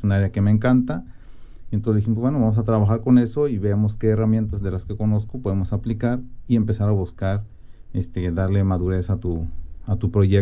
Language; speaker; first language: Spanish; native; Spanish